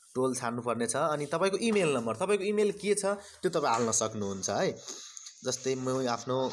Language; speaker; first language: Nepali; non-native, local second language; Maithili